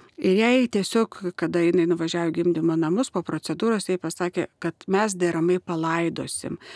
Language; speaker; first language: Lithuanian; native; Lithuanian